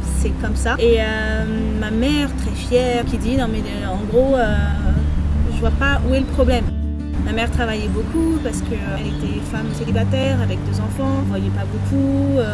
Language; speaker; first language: French; early bilingual, other home language; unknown